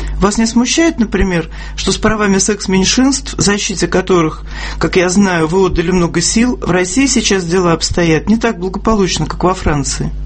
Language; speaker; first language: Russian; native; Russian